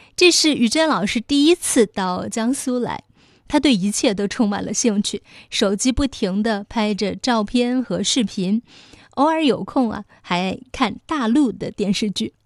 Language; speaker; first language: Chinese; native; Chinese